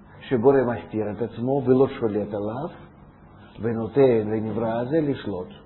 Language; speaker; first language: Hebrew; non-native, fluent; Russian